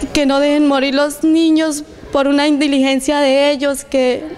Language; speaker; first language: Spanish; native; Spanish